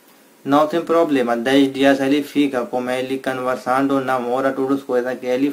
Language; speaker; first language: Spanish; non-native, learner; Hindi